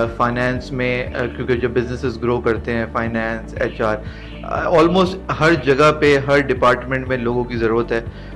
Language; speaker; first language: Urdu; native; Urdu